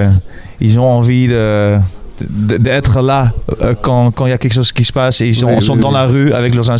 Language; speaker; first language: French; non-native, fluent; Dutch